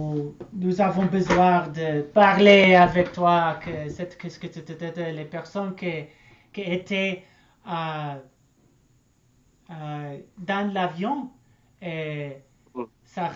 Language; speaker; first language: French; non-native, learner; English